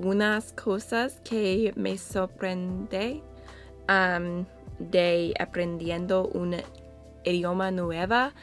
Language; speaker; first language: Spanish; non-native, learner; English